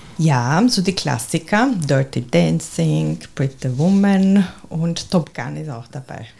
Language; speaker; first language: German; early bilingual, heritage; German